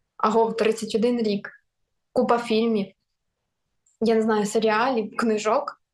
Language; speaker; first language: Ukrainian; non-native, local second language; Russian